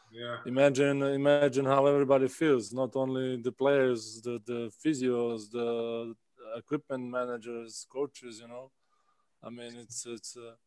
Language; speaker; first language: English; non-native, fluent; Czech